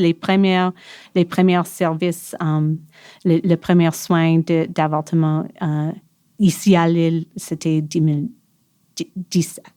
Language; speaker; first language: French; non-native, local second language; English